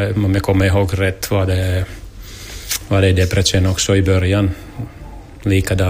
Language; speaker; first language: Swedish; non-native, learner; Finnish